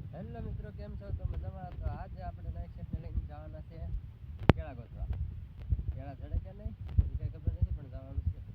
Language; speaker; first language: Gujarati; native; Gujarati